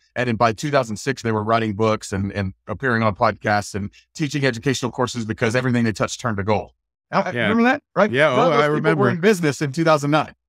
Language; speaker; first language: English; native; English